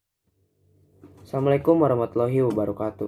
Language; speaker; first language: Indonesian; native; Indonesian